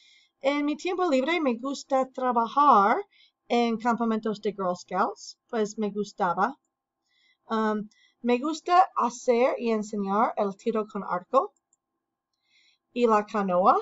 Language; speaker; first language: Spanish; non-native, fluent; English